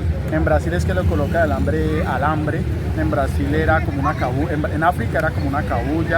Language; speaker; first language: Spanish; native; Spanish